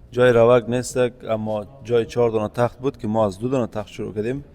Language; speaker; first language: Persian; native; Persian